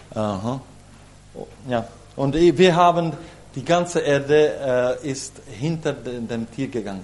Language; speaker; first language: German; non-native, learner; Czech